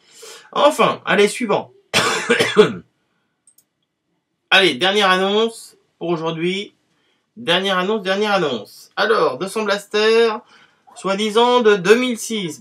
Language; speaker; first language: French; native; French